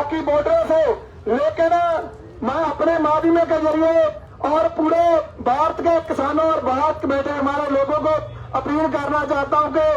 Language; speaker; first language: Hindi; native; Hindi